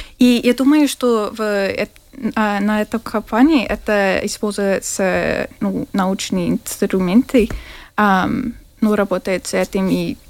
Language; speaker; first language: Russian; non-native, learner; English